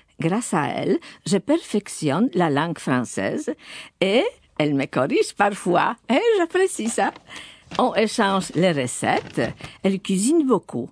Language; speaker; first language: French; non-native, fluent; Polish